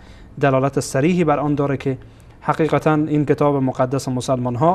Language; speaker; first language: Persian; native; Persian